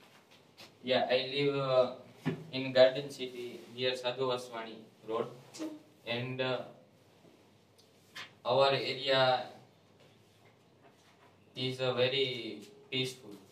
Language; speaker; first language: English; non-native, learner; Gujarati